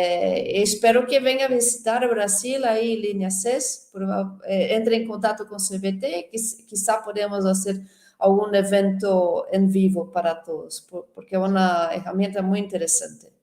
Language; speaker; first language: Spanish; non-native, fluent; Portuguese